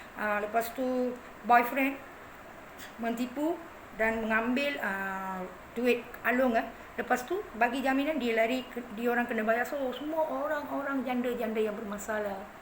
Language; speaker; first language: Malay; non-native, local second language; Tamil